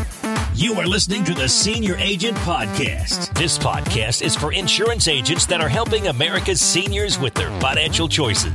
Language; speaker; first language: English; native; English